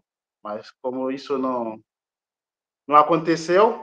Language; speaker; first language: Portuguese; non-native, fluent; Haitian Creole